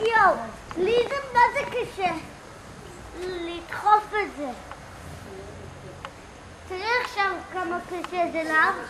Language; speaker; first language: Hebrew; early bilingual, heritage; Hebrew